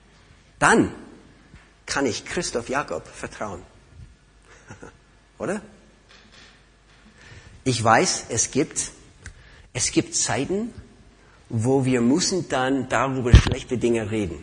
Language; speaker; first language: German; non-native, fluent; English